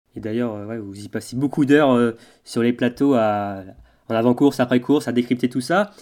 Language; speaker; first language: French; native; French